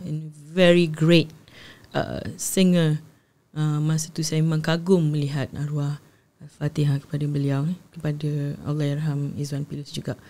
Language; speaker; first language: Malay; native; Malay